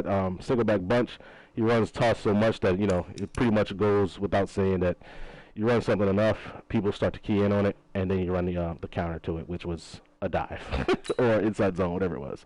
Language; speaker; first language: English; native; English